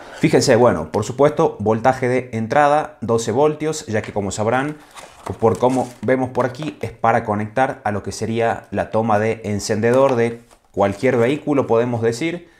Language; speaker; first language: Spanish; native; Spanish